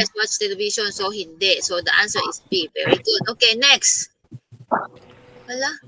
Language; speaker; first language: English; non-native, local second language; Filipino